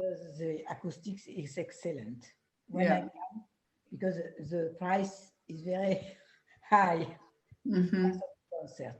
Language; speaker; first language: English; non-native, learner; French